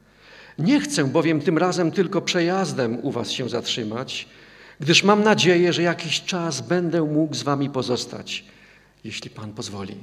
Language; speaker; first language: Polish; native; Polish